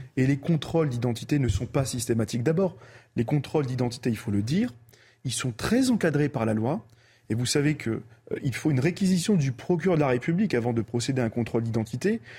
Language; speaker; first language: French; early bilingual, other home language; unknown